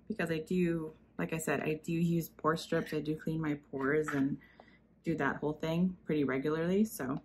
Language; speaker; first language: English; early bilingual, other home language; Spanish